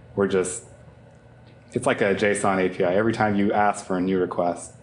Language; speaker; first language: English; native; English